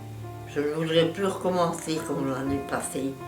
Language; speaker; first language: French; non-native, local second language; Ukrainian